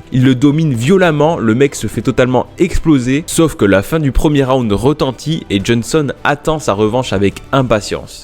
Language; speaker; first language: French; native; French